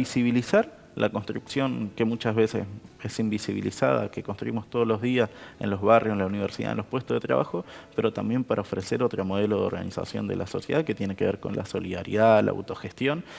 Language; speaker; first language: Spanish; native; Spanish